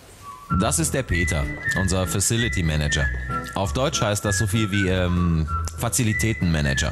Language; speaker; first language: German; native; German